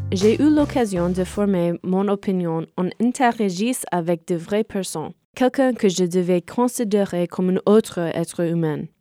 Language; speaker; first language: French; non-native, fluent; English